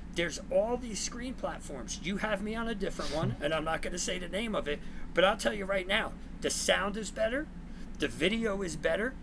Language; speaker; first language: English; native; English